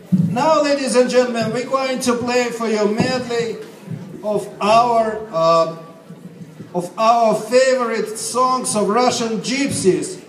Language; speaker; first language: English; non-native, fluent; Russian